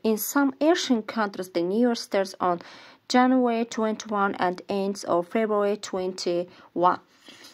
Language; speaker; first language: English; non-native, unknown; Azerbaijani